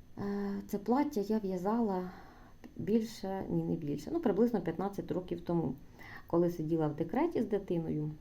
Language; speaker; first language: Ukrainian; non-native, local second language; Russian